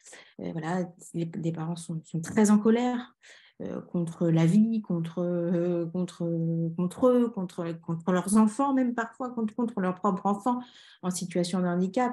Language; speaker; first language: French; native; French